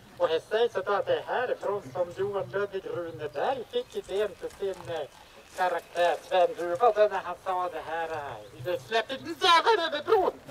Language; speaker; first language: Swedish; native; Swedish